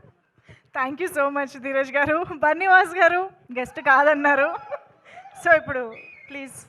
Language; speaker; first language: Telugu; native; Telugu